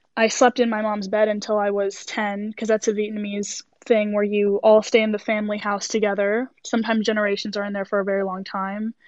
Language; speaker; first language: English; native; English